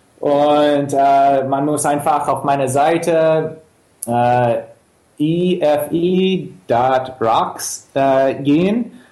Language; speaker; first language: German; non-native, fluent; English